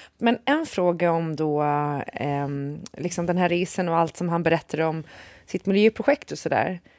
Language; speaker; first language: Swedish; native; Swedish